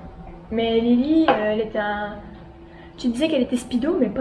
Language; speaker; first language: French; native; French